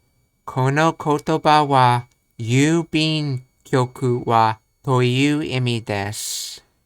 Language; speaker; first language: Japanese; non-native, learner; English